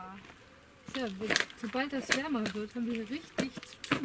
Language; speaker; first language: German; native; German